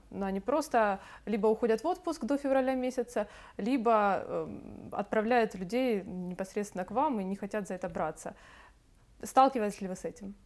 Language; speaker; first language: Russian; native; Russian